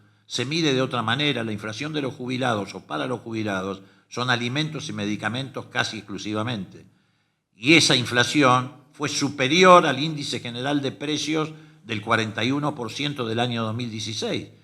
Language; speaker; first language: Spanish; native; Spanish